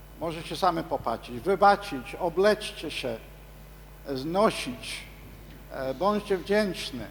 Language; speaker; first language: Polish; non-native, fluent; English